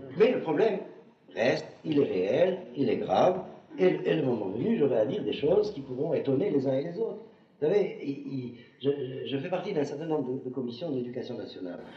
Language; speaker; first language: French; native; French